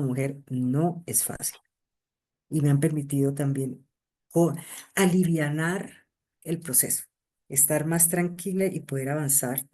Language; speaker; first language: Spanish; native; Spanish